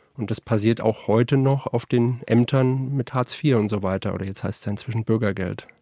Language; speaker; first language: German; native; German